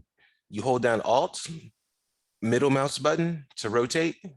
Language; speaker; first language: English; native; English